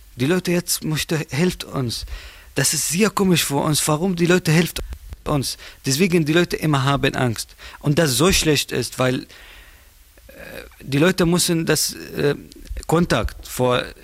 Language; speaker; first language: German; non-native, learner; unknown